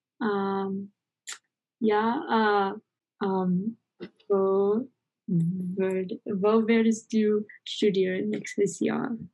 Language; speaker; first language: German; non-native, learner; English